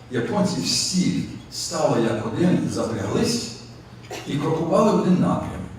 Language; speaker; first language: Ukrainian; early bilingual, heritage; Ukrainian